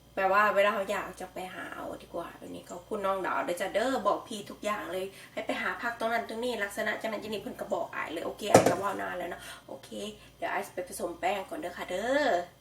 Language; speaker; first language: Thai; native; Thai